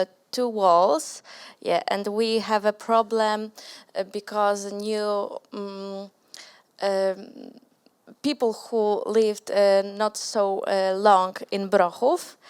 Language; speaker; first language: English; non-native, learner; Polish